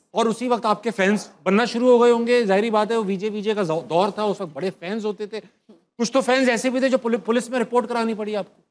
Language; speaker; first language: Urdu; native; Urdu